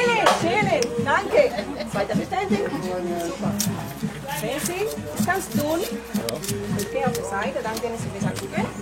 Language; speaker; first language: German; non-native, fluent; French